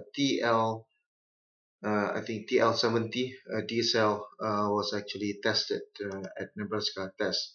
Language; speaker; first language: English; non-native, local second language; Malay